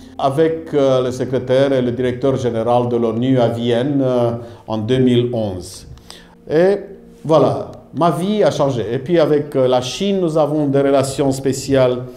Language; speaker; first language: French; non-native, fluent; Romanian